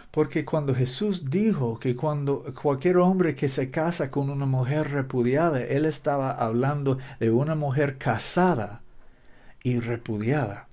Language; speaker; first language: Spanish; non-native, learner; English